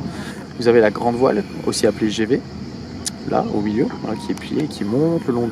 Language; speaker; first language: French; native; French